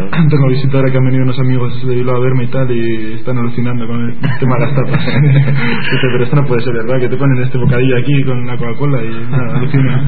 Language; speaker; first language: Spanish; native; Spanish